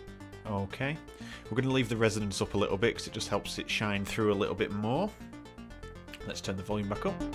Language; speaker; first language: English; native; English